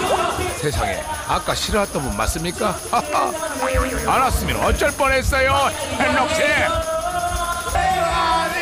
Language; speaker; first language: Korean; native; Korean